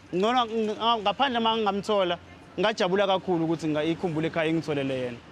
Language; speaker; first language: Zulu; native; Zulu